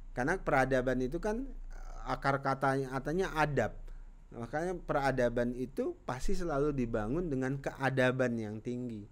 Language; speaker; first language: Indonesian; native; Indonesian